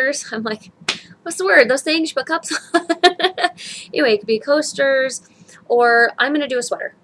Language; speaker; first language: English; native; English